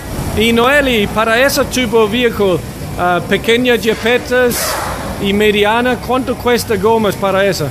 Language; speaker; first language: Spanish; non-native, learner; English